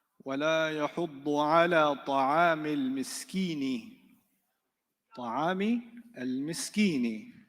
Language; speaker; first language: Arabic; non-native, fluent; English